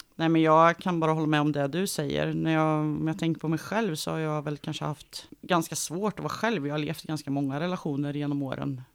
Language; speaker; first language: Swedish; native; Swedish